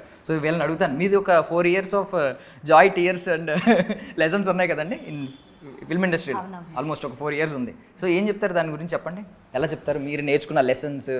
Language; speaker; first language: Telugu; native; Telugu